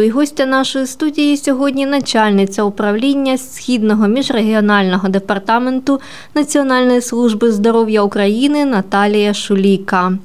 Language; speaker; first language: Ukrainian; native; Ukrainian